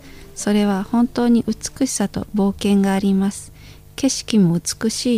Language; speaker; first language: Japanese; non-native, fluent; Indonesian